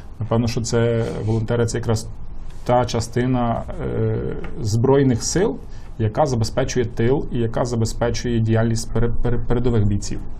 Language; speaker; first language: Ukrainian; native; Ukrainian